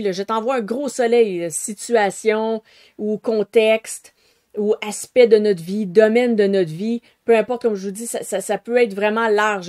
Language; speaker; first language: French; native; French